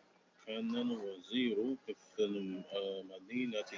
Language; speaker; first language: Arabic; non-native, learner; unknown